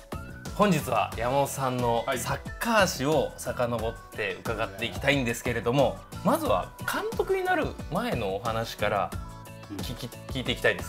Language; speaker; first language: Japanese; native; Japanese